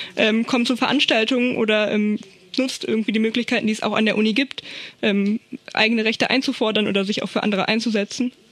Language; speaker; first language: German; native; German